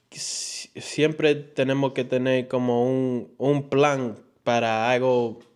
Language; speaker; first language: Spanish; early bilingual, heritage; Spanish